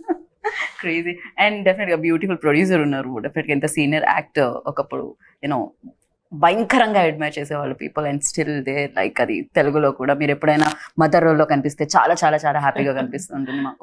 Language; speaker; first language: Telugu; native; Telugu